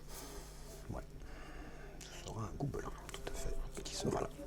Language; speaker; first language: French; native; French